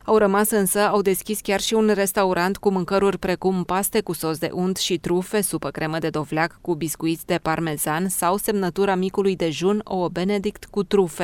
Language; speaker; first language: Romanian; native; Romanian